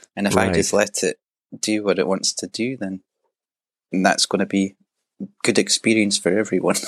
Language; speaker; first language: English; native; English